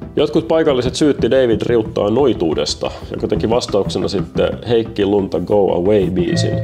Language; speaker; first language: Finnish; native; Finnish